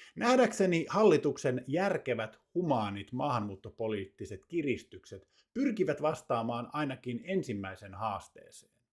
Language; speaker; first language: Finnish; native; Finnish